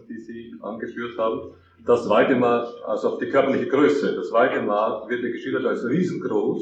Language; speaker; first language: German; native; German